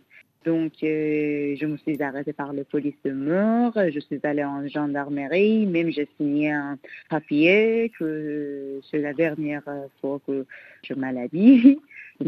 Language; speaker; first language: French; non-native, learner; Persian